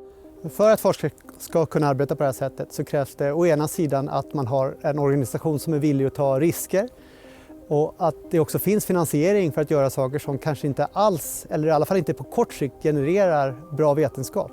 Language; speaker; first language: Swedish; native; Swedish